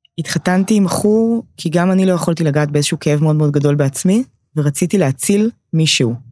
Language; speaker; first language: Hebrew; native; Hebrew